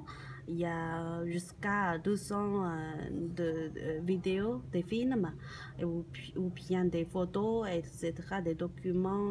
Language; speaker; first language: French; non-native, learner; Chinese